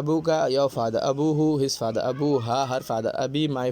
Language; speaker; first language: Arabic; non-native, fluent; Urdu